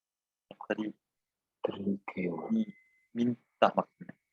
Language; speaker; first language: Indonesian; non-native, fluent; Korean